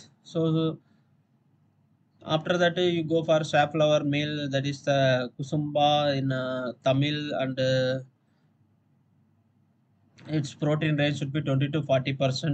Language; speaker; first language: English; non-native, local second language; Tamil